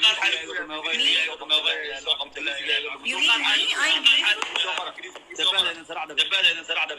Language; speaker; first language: English; non-native, fluent; Somali